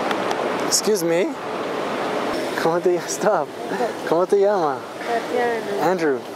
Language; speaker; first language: Spanish; non-native, learner; English